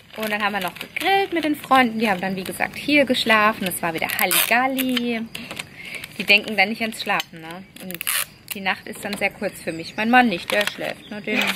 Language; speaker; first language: German; non-native, fluent; Italian